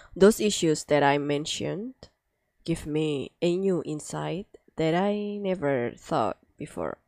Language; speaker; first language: English; non-native, fluent; Indonesian